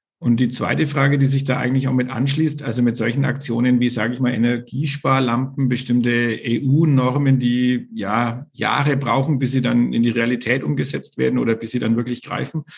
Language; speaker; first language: German; native; German